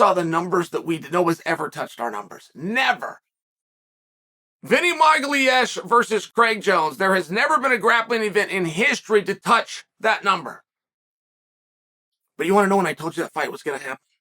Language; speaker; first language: English; native; English